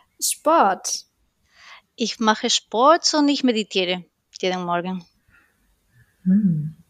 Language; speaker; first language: German; non-native, learner; Spanish